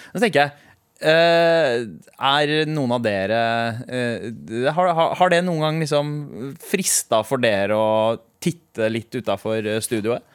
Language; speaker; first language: Norwegian; native; Norwegian